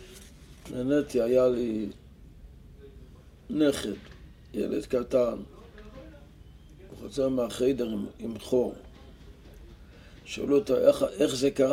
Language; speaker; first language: Hebrew; non-native, local second language; Yiddish